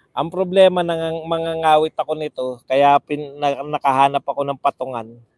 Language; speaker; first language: Filipino; native; Filipino